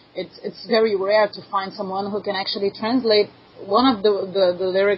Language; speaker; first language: English; non-native, fluent; Portuguese